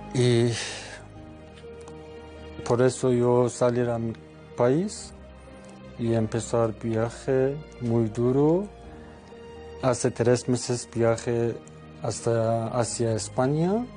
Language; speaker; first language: Spanish; non-native, learner; Persian